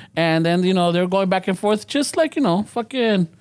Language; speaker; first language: English; early bilingual, other home language; Spanish